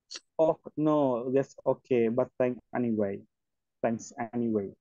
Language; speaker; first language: English; non-native, learner; Indonesian